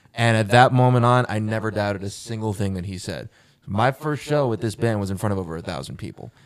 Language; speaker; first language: English; native; English